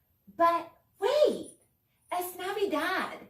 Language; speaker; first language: Spanish; non-native, learner; English